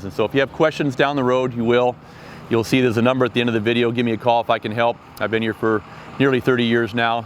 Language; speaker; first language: English; native; English